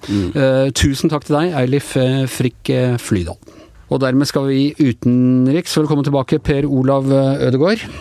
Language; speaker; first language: Norwegian; native; Norwegian